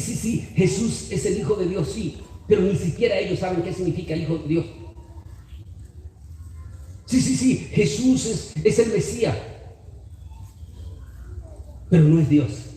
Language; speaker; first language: Spanish; native; Spanish